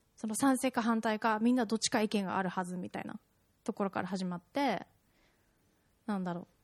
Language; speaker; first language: Japanese; early bilingual, heritage; Japanese